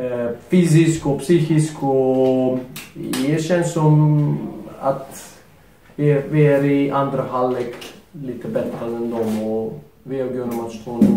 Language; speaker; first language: Swedish; non-native, fluent; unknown